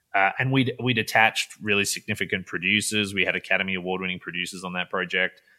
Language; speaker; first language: English; native; English